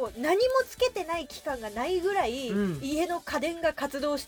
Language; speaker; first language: Japanese; native; Japanese